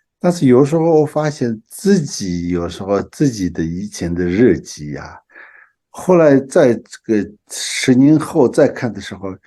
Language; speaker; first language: Chinese; non-native, local second language; Tibetan